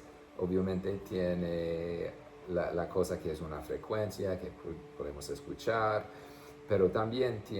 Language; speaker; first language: Spanish; non-native, fluent; English